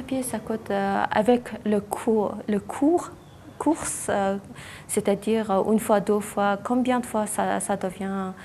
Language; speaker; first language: French; non-native, learner; Mongolian